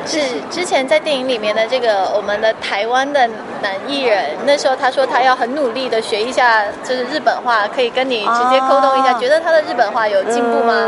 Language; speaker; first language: Chinese; native; Chinese